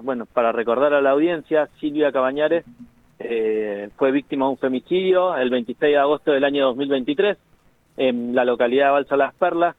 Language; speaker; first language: Spanish; native; Spanish